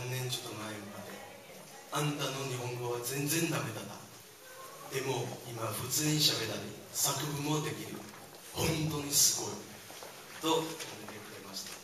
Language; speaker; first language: Japanese; non-native, fluent; Chinese